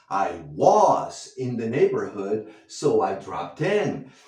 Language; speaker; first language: English; non-native, fluent; Spanish